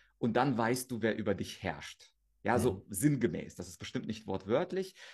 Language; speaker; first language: German; early bilingual, other home language; Russian